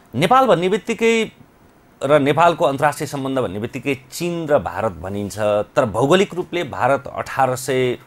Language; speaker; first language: Nepali; native; Nepali